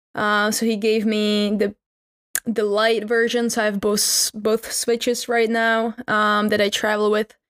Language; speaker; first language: English; non-native, fluent; Czech